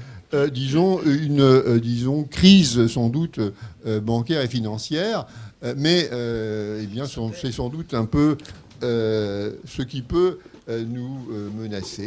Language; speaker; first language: French; native; French